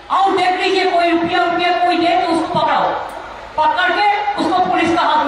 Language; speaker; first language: Hindi; non-native, local second language; Bangla